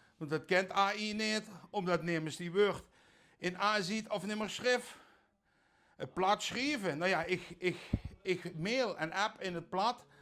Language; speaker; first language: Dutch; native; Dutch